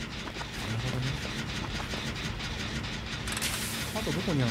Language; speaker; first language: Japanese; native; Japanese